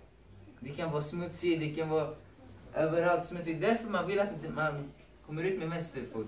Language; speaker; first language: Swedish; non-native, fluent; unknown